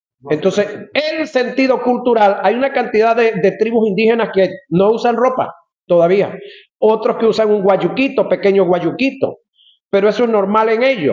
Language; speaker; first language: Spanish; native; Spanish